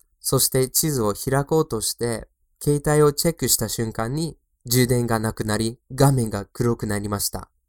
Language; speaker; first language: Japanese; non-native, fluent; English